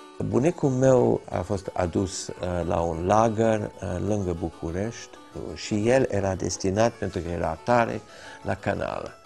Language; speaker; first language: Romanian; early bilingual, heritage; Romanian